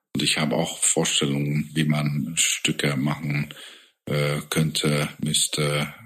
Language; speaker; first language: German; non-native, fluent; Hungarian